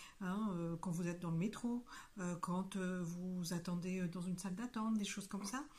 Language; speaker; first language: French; non-native, local second language; Malagasy